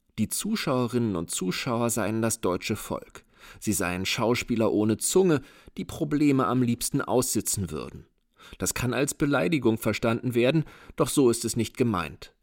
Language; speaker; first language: German; native; German